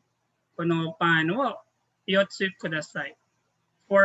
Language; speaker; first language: Japanese; non-native, fluent; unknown